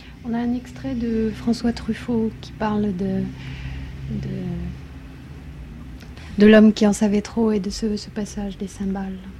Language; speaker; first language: French; native; French